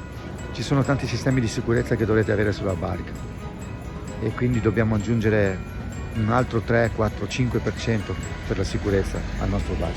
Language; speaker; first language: Italian; native; Italian